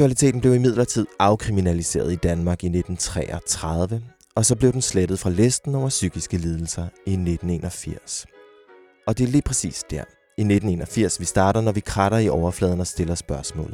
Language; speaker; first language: Danish; native; Danish